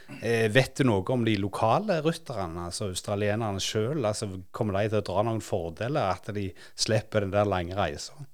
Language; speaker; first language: Norwegian; native; Norwegian